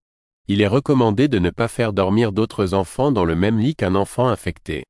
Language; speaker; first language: French; native; French